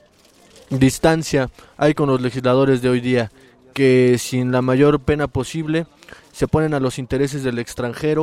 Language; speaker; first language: Spanish; native; Spanish